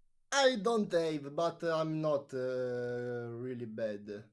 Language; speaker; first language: English; non-native, learner; Italian